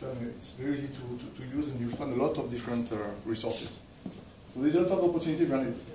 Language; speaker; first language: English; non-native, fluent; French